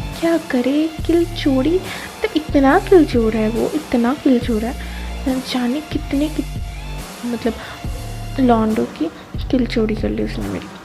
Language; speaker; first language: Hindi; non-native, local second language; Bangla